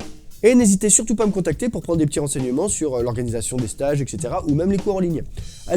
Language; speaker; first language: French; native; French